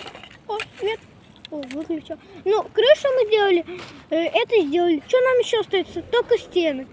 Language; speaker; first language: Russian; native; Russian